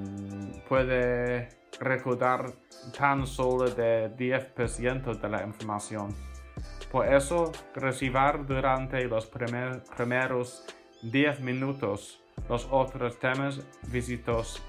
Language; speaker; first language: Spanish; non-native, fluent; English